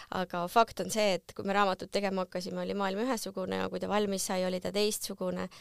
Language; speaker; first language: Estonian; native; Estonian